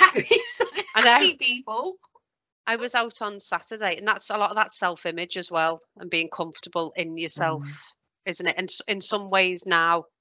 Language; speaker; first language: English; native; English